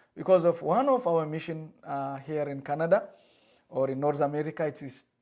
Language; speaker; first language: English; non-native, fluent; Amharic